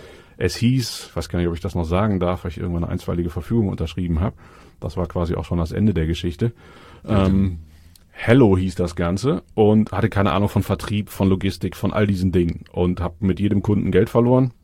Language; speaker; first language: German; native; German